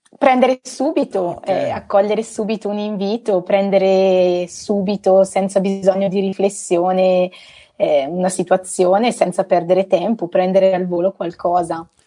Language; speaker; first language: Italian; native; Italian